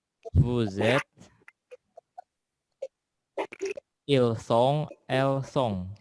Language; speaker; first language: French; non-native, learner; Indonesian